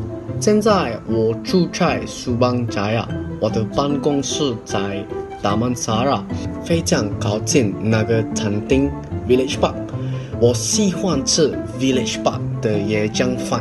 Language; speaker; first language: Chinese; non-native, learner; Malay